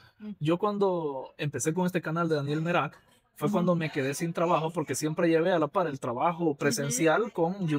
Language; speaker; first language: Spanish; native; Spanish